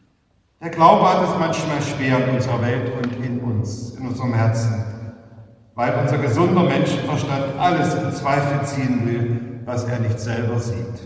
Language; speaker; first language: German; native; German